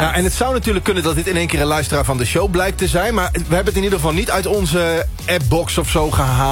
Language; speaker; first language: Dutch; native; Dutch